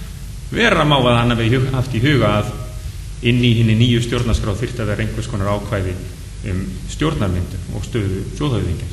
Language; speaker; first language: Icelandic; native; Icelandic